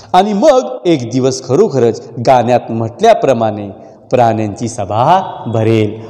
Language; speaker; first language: Hindi; non-native, local second language; Marathi